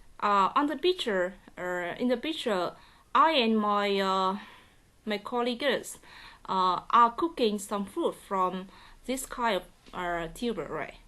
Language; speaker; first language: English; non-native, learner; Vietnamese